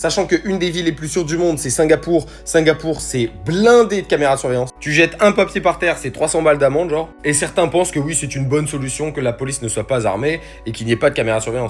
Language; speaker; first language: French; native; French